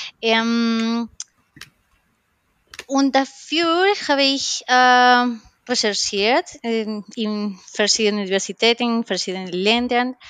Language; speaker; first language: German; non-native, learner; Spanish